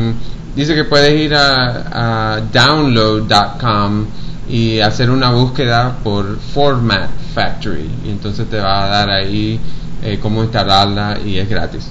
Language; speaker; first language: Spanish; early bilingual, heritage; Spanish